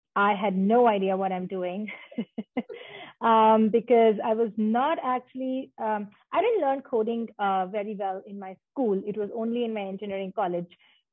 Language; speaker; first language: English; non-native, local second language; Hindi